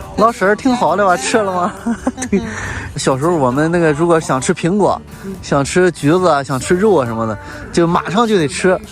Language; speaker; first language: Chinese; native; Chinese